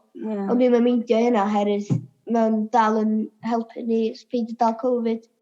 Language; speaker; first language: Welsh; native; Welsh